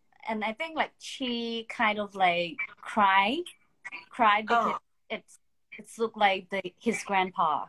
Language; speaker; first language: English; non-native, fluent; Thai